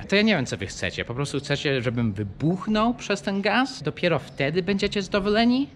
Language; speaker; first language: Polish; early bilingual, heritage; English